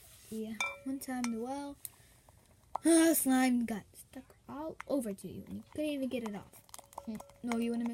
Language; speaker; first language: English; native; English